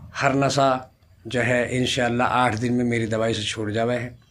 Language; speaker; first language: Hindi; native; Hindi